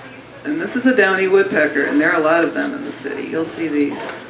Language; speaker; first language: English; native; English